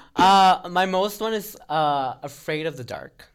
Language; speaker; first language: English; non-native, local second language; Filipino